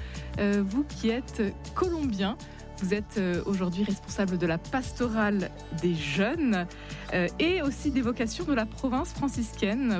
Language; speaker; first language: French; native; French